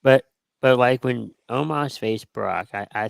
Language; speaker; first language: English; native; English